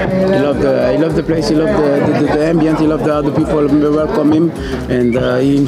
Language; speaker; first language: English; non-native, fluent; French